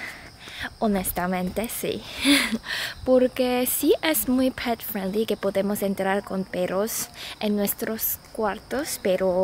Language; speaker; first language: Spanish; non-native, fluent; Korean